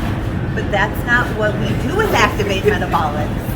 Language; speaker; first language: English; native; English